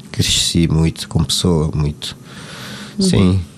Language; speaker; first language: Portuguese; non-native, local second language; Kabuverdianu